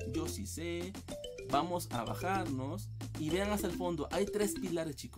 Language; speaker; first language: Spanish; native; Spanish